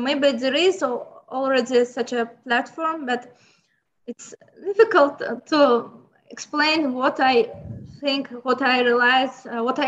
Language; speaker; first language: English; non-native, learner; Azerbaijani